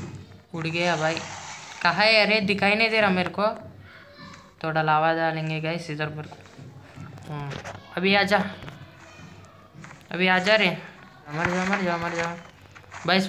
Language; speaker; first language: Hindi; native; Hindi